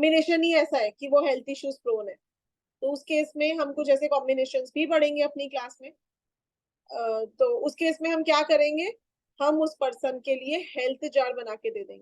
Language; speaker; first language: Hindi; native; Hindi